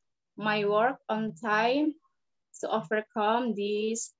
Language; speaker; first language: English; non-native, learner; Indonesian